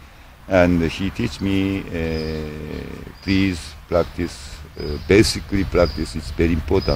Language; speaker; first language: English; non-native, learner; Japanese